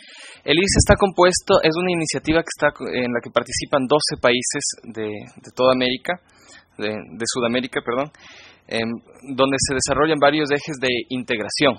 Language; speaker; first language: Spanish; native; Spanish